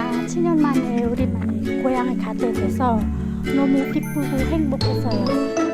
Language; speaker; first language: Korean; non-native, learner; Khmer